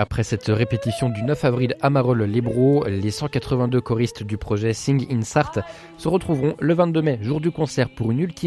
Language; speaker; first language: French; native; French